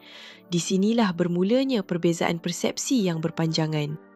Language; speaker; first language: Malay; native; Malay